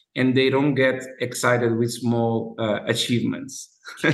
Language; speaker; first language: English; non-native, fluent; Portuguese